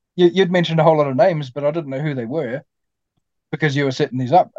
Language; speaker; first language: English; native; English